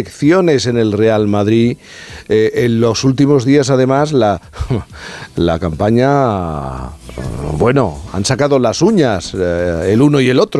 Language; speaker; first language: Spanish; native; Spanish